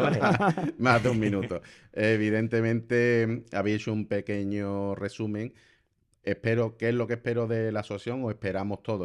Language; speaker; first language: Spanish; native; Spanish